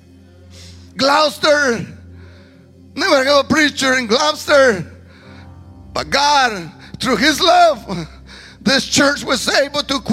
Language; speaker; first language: English; non-native, fluent; Spanish